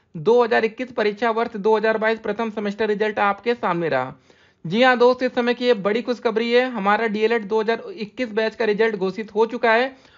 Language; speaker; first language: Hindi; native; Hindi